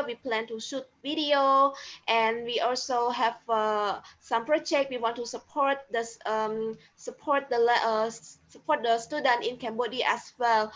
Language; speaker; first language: English; non-native, learner; Khmer